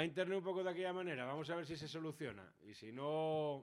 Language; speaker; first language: Spanish; native; Spanish